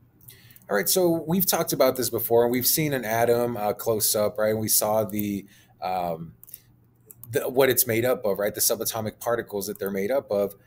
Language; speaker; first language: English; native; English